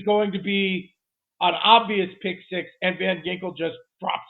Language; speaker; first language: English; native; English